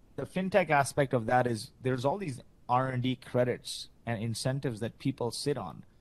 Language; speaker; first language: English; early bilingual, other home language; Arabic